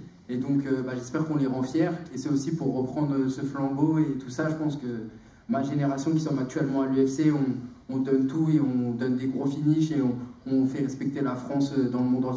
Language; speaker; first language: French; native; French